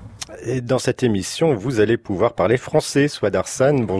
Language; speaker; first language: French; native; French